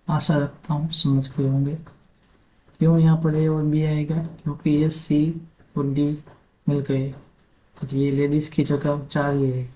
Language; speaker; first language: Hindi; non-native, local second language; Gujarati